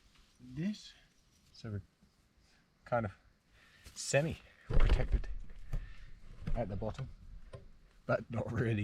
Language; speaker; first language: English; native; English